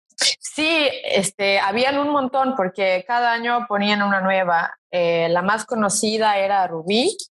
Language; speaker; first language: Spanish; non-native, fluent; Serbian